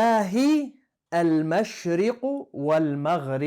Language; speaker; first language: Arabic; non-native, fluent; English